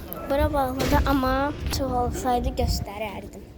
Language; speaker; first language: Turkish; non-native, learner; Azerbaijani